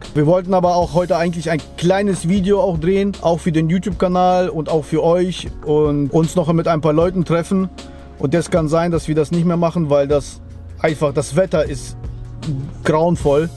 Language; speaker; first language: German; early bilingual, other home language; Russian